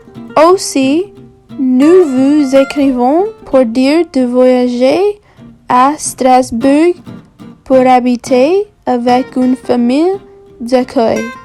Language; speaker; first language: French; non-native, learner; English